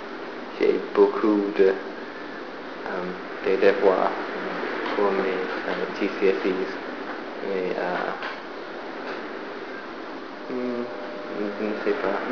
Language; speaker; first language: French; non-native, learner; English